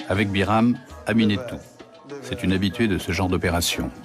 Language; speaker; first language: French; native; French